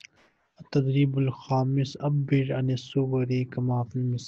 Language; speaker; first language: Arabic; non-native, fluent; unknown